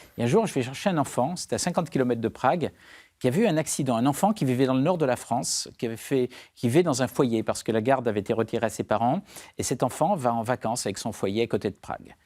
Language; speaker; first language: French; native; French